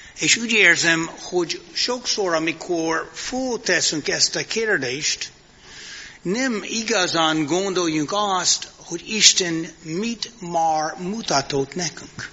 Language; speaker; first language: Hungarian; non-native, fluent; English